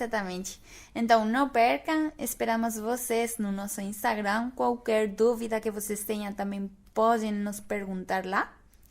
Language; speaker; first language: Portuguese; non-native, fluent; Spanish